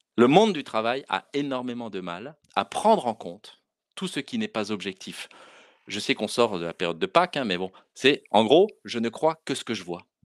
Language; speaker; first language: French; native; French